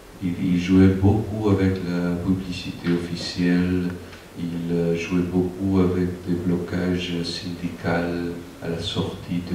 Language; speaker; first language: French; non-native, fluent; Spanish